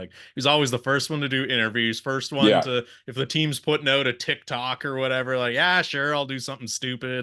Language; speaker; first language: English; native; English